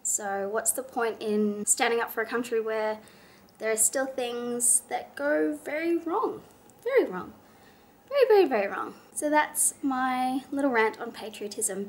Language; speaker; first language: English; native; English